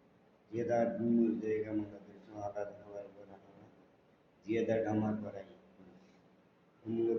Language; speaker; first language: Hindi; non-native, learner; Bangla